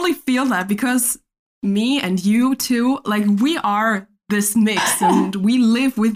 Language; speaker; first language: English; non-native, fluent; Spanish